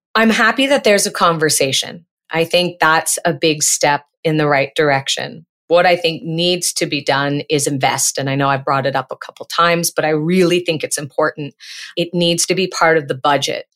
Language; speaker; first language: English; native; English